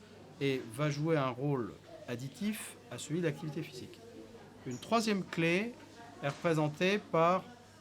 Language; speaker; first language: French; native; French